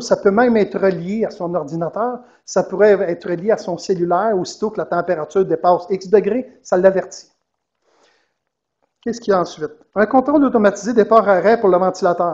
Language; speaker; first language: French; native; French